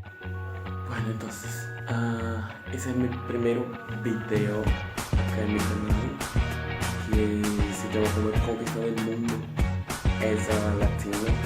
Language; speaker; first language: Spanish; non-native, local second language; Portuguese